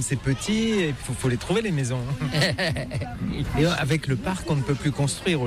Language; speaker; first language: French; native; French